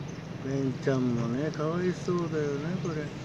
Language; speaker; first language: Japanese; native; Japanese